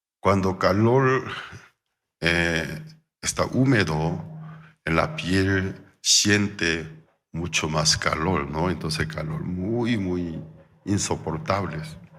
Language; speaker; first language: Spanish; non-native, fluent; Korean